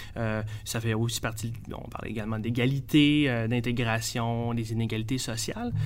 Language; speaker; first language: French; native; French